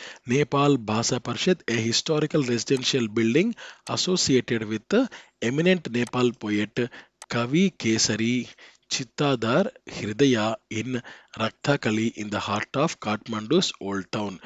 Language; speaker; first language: English; non-native, local second language; Telugu